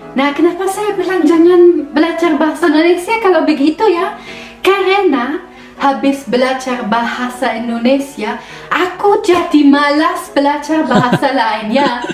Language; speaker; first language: Indonesian; non-native, fluent; German